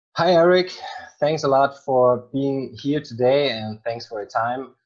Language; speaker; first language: English; non-native, fluent; German